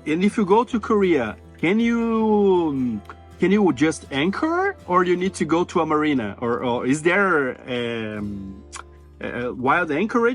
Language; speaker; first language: English; non-native, fluent; Portuguese